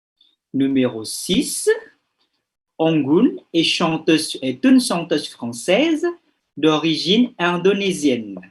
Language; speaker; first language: French; non-native, fluent; Indonesian